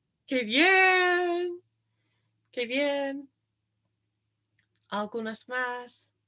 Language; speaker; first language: Spanish; non-native, fluent; English